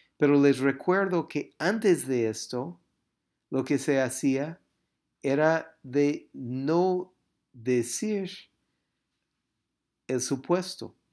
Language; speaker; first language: Spanish; non-native, fluent; English